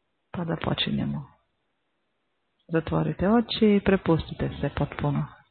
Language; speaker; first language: Serbian; non-native, fluent; Slovenian